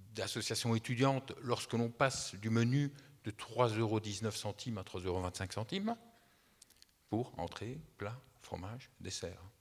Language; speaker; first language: French; native; French